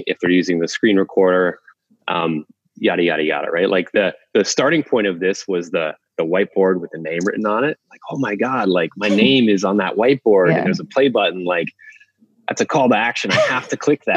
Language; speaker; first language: English; native; English